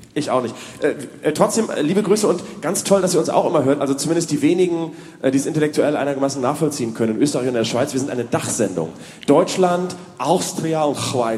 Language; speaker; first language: German; native; German